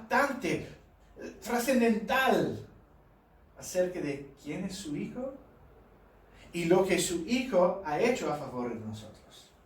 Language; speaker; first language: Spanish; non-native, fluent; English